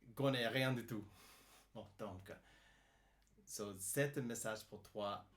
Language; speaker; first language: French; non-native, learner; English